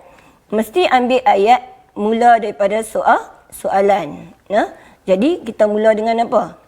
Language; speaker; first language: Malay; native; Malay